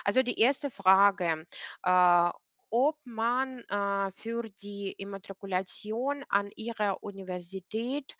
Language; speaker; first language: German; non-native, fluent; Ukrainian